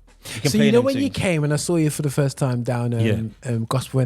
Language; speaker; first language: English; native; English